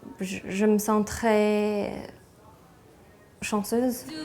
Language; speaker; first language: French; non-native, fluent; English